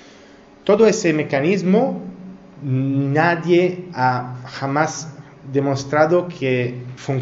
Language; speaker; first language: Spanish; non-native, learner; Italian